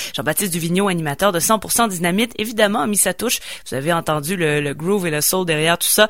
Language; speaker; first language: French; native; French